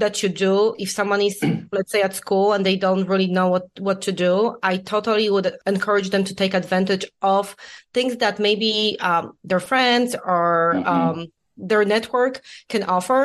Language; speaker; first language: English; non-native, fluent; Polish